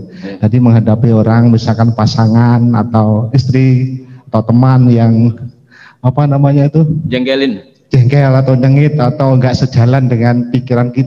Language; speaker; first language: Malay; non-native, local second language; Javanese